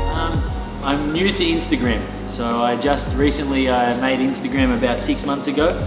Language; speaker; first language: English; native; English